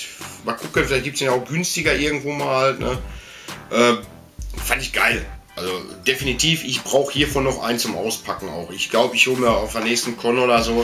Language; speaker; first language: German; native; German